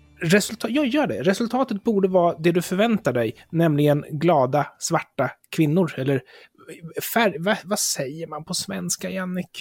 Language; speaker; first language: Swedish; native; Swedish